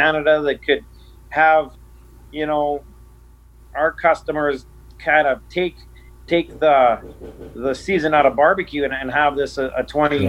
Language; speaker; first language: English; native; English